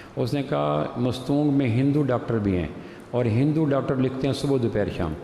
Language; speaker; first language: Urdu; native; Urdu